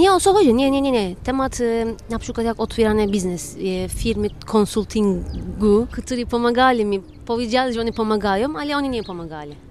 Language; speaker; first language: Polish; non-native, learner; Turkish